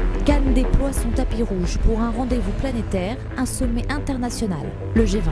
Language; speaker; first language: French; native; French